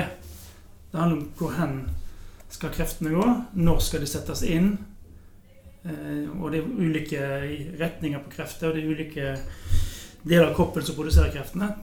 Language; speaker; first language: Norwegian; native; Norwegian